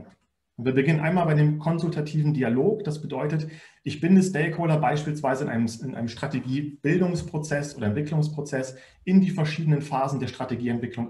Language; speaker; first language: German; native; German